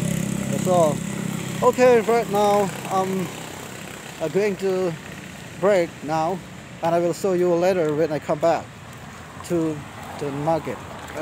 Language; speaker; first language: English; non-native, learner; Lao